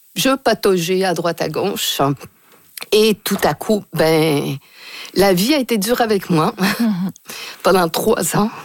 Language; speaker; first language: French; native; French